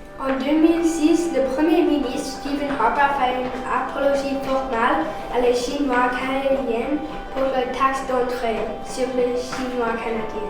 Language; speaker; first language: French; non-native, learner; English